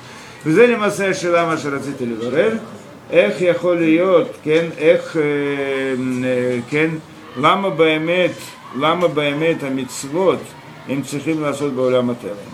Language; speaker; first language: Hebrew; non-native, fluent; Russian